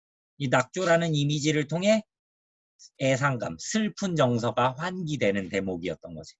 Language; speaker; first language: Korean; native; Korean